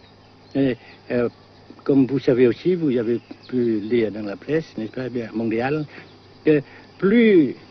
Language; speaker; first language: French; non-native, fluent; Vietnamese